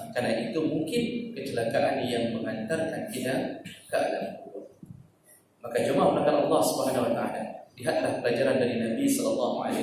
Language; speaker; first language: Malay; non-native, local second language; Achinese